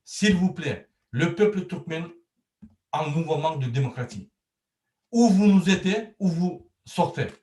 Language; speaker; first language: French; non-native, learner; Turkmen